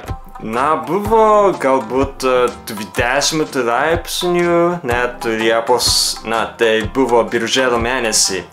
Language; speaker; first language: Lithuanian; non-native, fluent; Japanese